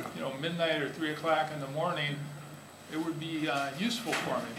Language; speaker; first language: English; native; English